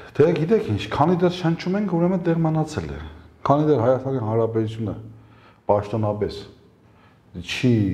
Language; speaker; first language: Armenian; native; Armenian